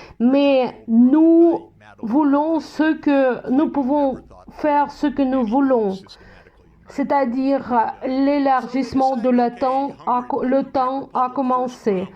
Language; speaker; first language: French; non-native, fluent; Russian